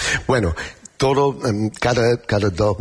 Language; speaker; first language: Spanish; non-native, learner; English